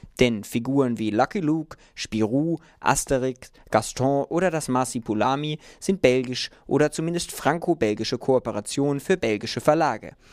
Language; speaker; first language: German; native; German